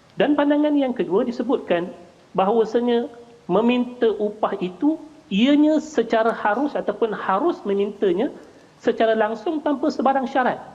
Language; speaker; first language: Malay; native; Malay